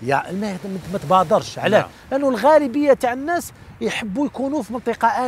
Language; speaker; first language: Arabic; native; Arabic